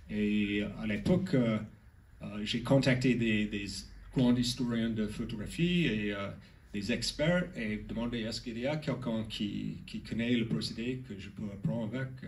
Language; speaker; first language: French; non-native, learner; English